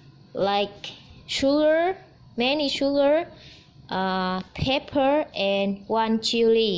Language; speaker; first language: English; non-native, learner; Vietnamese